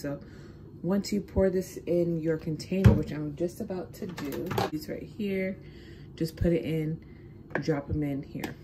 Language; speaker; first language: English; native; English